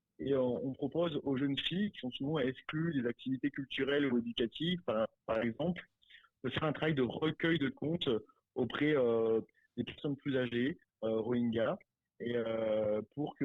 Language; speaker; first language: French; native; French